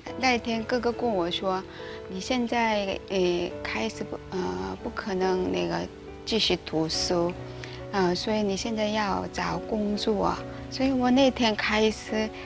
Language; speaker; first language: Chinese; non-native, learner; Korean